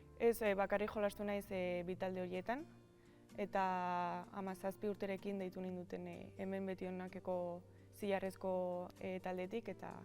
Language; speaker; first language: Basque; non-native, local second language; Spanish